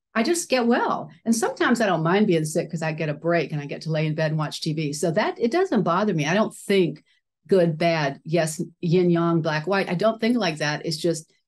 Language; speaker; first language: English; native; English